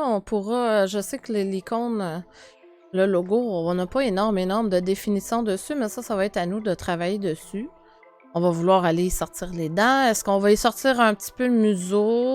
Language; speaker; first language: French; native; French